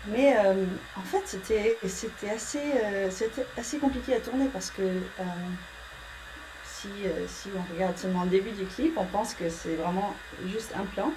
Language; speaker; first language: French; early bilingual, heritage; English